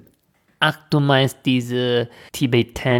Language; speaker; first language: German; non-native, fluent; Chinese